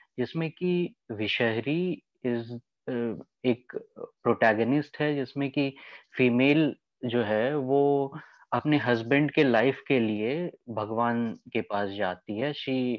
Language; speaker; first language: Hindi; native; Hindi